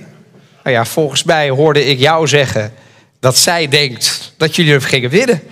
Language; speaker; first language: Dutch; native; Dutch